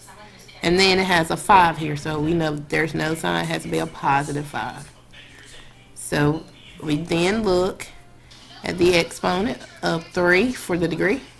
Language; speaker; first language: English; native; English